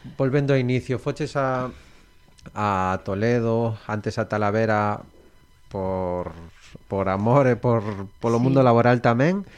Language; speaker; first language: Galician; non-native, local second language; Spanish